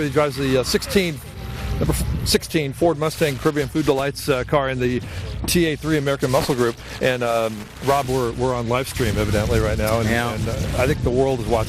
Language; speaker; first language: English; native; English